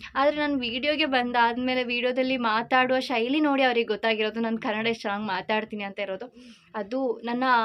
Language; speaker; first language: Kannada; non-native, local second language; Malayalam